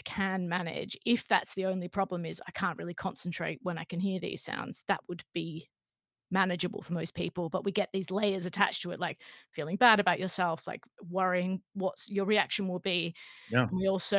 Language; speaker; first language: English; native; English